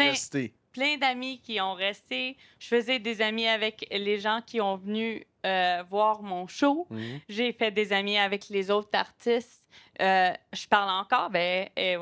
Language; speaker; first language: French; non-native, local second language; English